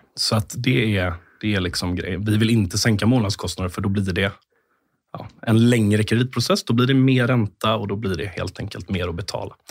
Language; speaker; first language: Swedish; native; Swedish